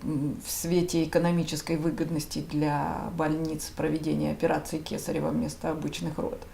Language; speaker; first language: Russian; native; Russian